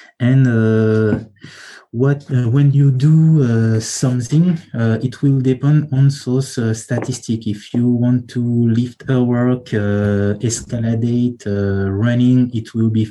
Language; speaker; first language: English; non-native, learner; French